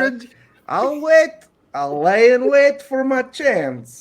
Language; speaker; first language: English; native; English